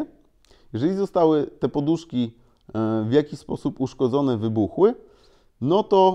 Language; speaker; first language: Polish; native; Polish